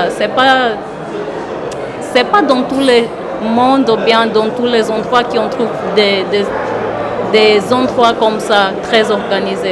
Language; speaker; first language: French; non-native, fluent; Portuguese